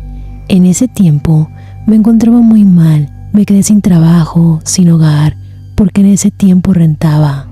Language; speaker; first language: Spanish; native; Spanish